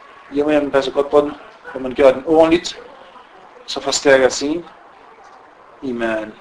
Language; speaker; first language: Danish; non-native, fluent; Arabic